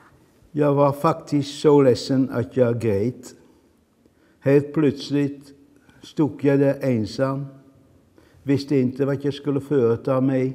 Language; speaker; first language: Swedish; non-native, fluent; Dutch